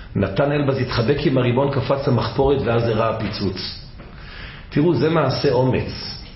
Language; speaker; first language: Hebrew; native; Hebrew